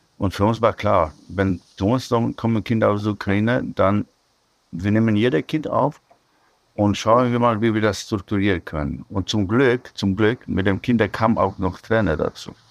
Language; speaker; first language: German; non-native, fluent; Polish